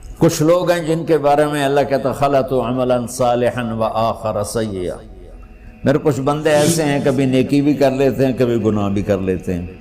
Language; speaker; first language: Urdu; non-native, local second language; Punjabi